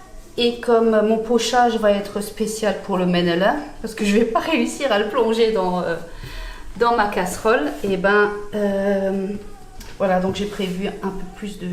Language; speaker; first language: French; native; French